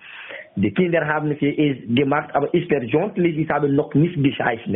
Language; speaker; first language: German; non-native, learner; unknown